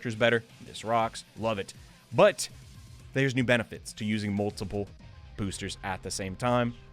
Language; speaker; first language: English; native; English